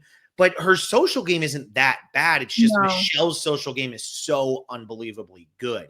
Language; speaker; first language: English; native; English